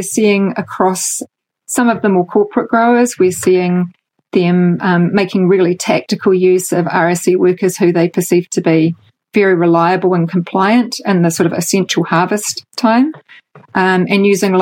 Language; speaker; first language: English; native; English